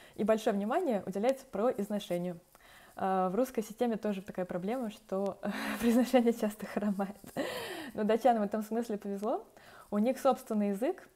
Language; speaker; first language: Russian; native; Russian